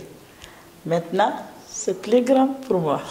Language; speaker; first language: French; non-native, learner; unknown